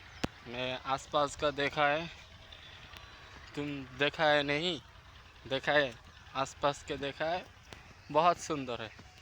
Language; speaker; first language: Hindi; non-native, learner; Bangla